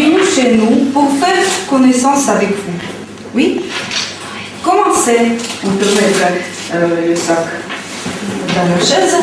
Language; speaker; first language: French; non-native, fluent; Russian